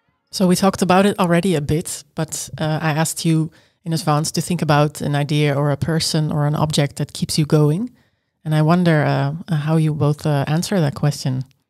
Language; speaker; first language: English; non-native, fluent; Dutch